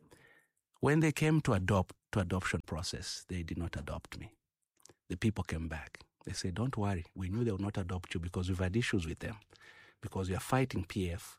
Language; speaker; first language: English; non-native, local second language; Bemba